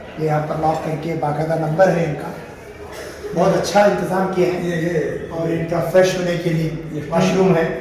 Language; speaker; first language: Hindi; non-native, local second language; Urdu